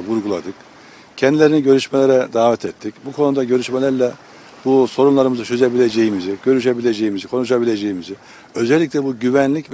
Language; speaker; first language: Turkish; native; Turkish